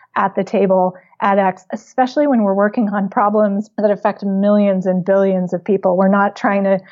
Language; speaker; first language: English; native; English